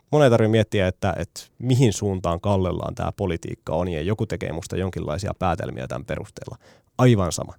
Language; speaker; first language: Finnish; native; Finnish